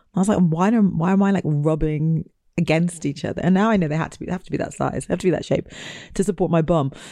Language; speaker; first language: English; native; English